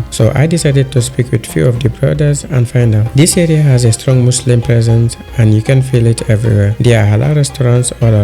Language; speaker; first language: English; non-native, fluent; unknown